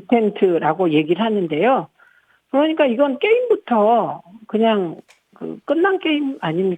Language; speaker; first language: Korean; native; Korean